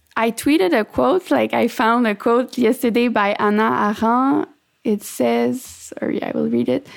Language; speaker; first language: English; non-native, fluent; French